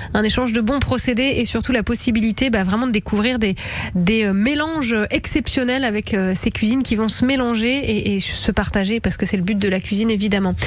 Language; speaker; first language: French; native; French